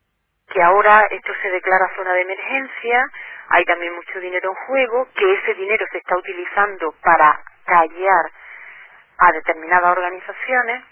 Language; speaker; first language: Spanish; native; Spanish